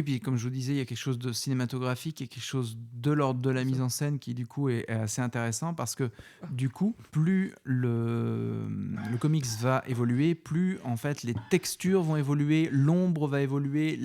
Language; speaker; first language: French; native; French